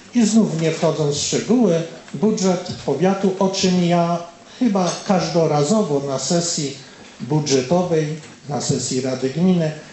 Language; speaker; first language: Polish; native; Polish